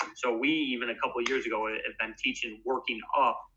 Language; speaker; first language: English; native; English